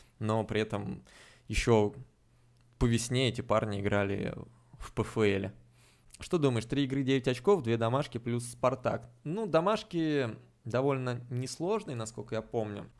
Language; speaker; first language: Russian; native; Russian